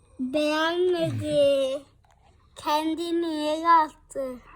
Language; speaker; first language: Turkish; early bilingual, heritage; Turkish